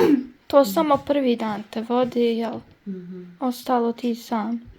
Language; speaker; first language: Bosnian; native; Bosnian